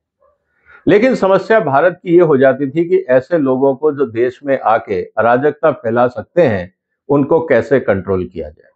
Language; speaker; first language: Hindi; native; Hindi